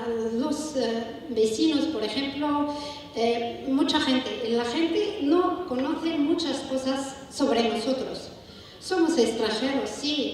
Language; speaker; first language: Spanish; non-native, learner; Arabic